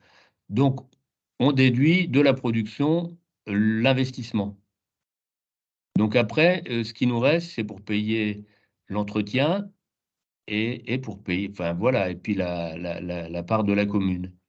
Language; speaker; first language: French; native; French